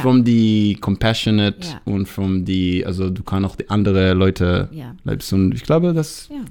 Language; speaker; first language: German; non-native, learner; Hebrew